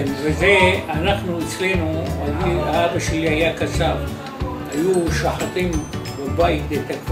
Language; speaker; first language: Hebrew; non-native, fluent; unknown